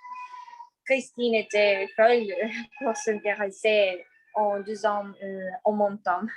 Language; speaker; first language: French; non-native, learner; Spanish